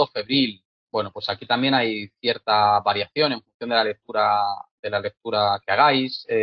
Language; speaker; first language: Spanish; native; Spanish